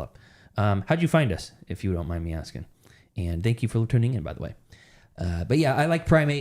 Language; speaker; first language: English; native; English